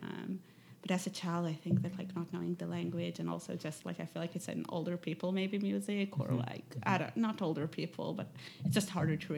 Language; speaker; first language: English; non-native, fluent; Hebrew